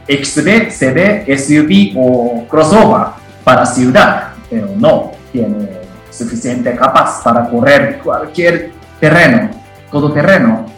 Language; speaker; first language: Spanish; non-native, fluent; Japanese